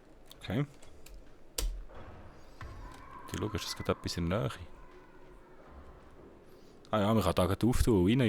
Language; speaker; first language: German; native; German